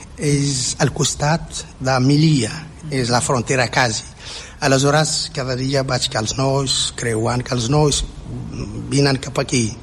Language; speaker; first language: Catalan; non-native, learner; Central Atlas Tamazight